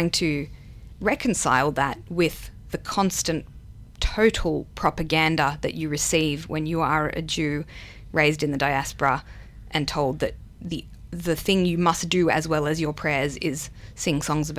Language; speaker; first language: English; non-native, local second language; Hebrew